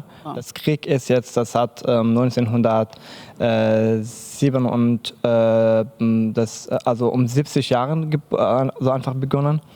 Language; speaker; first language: German; non-native, learner; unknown